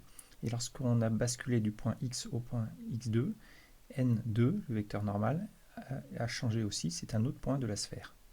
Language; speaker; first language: French; native; French